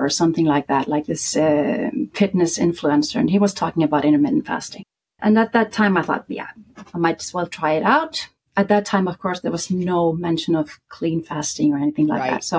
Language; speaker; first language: English; non-native, fluent; Icelandic